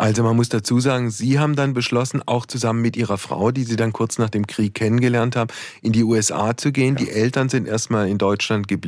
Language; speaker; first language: German; native; German